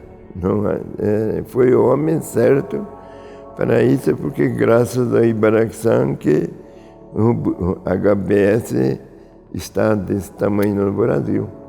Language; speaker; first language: Portuguese; early bilingual, other home language; Japanese